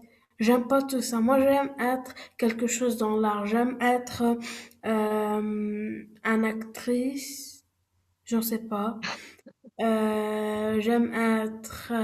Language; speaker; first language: French; non-native, learner; Arabic